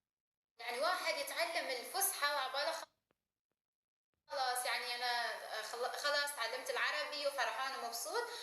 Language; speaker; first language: Arabic; non-native, fluent; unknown